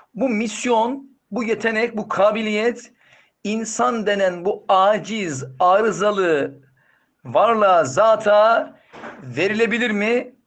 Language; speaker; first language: Turkish; native; Turkish